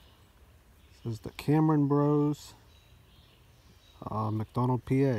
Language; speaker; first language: English; native; English